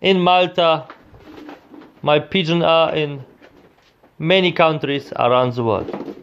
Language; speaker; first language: English; non-native, learner; Polish